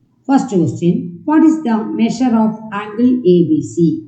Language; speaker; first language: English; non-native, local second language; Malayalam